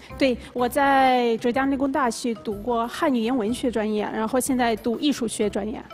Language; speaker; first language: Chinese; non-native, fluent; Russian